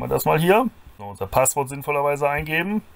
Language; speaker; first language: German; native; German